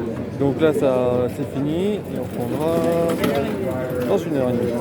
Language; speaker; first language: French; native; French